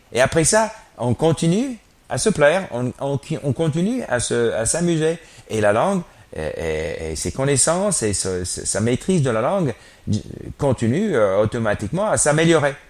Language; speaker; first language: French; non-native, fluent; English